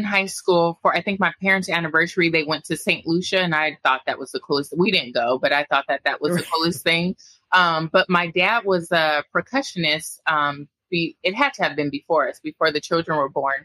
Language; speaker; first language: English; native; English